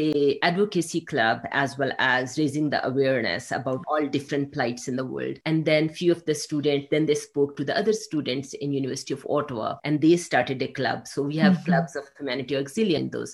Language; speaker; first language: English; non-native, local second language; Urdu